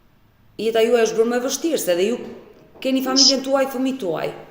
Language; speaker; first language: Albanian; native; Albanian